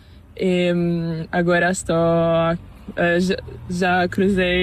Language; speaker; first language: Spanish; non-native, learner; Portuguese